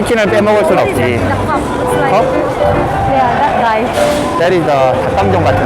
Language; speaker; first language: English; non-native, learner; Korean